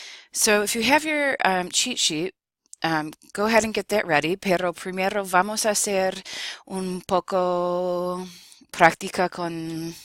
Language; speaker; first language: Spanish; non-native, fluent; English